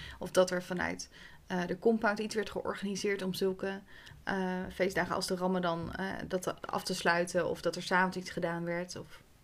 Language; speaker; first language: Dutch; native; Dutch